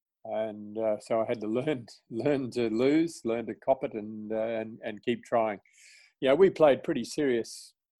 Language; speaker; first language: English; native; English